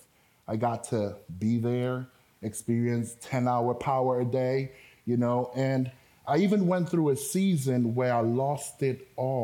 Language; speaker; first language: English; non-native, local second language; Spanish